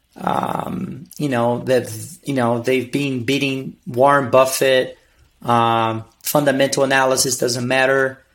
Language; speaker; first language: English; non-native, fluent; Portuguese